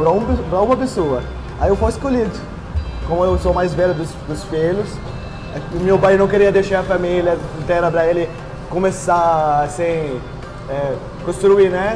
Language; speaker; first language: Portuguese; non-native, fluent; Arabic